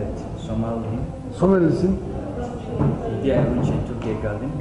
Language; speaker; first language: Turkish; non-native, learner; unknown